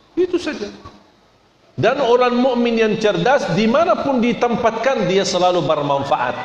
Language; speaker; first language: Indonesian; non-native, fluent; Arabic